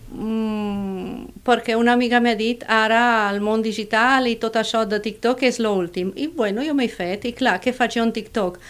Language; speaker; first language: Catalan; non-native, fluent; Spanish